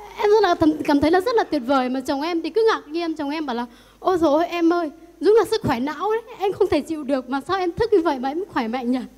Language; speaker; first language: Vietnamese; non-native, local second language; Iu Mien